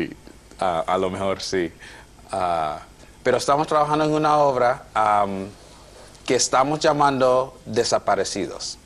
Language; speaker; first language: Spanish; non-native, fluent; English